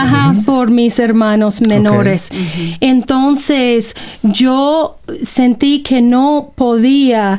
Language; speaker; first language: Spanish; non-native, fluent; English